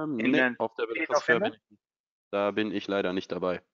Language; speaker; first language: German; native; German